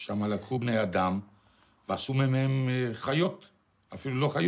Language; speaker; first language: Hebrew; non-native, fluent; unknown